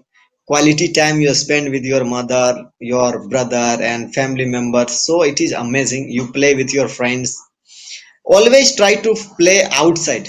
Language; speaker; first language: English; non-native, fluent; Hindi